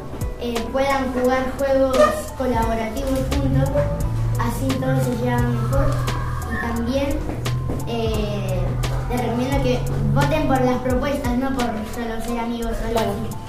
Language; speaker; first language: Spanish; native; Spanish